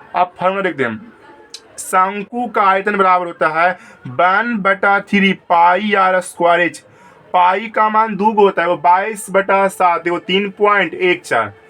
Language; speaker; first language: Hindi; native; Hindi